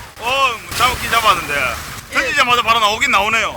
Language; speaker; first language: Korean; native; Korean